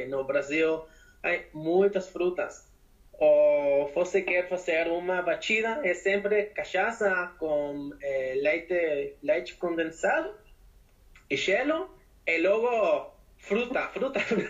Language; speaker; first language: Portuguese; non-native, learner; Spanish